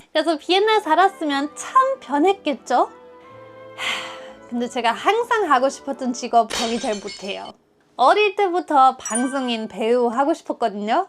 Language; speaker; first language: Korean; non-native, fluent; German